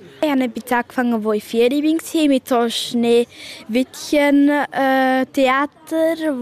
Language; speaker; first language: German; non-native, local second language; Romansh